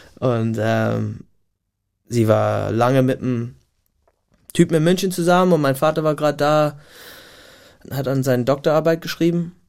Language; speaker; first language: German; non-native, fluent; English